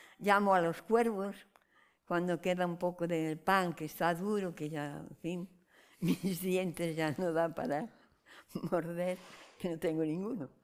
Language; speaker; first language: Spanish; non-native, local second language; Galician